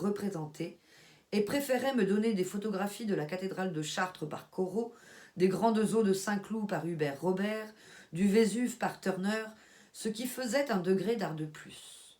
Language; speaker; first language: French; native; French